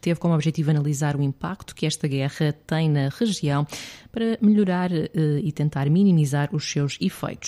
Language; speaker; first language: Portuguese; native; Portuguese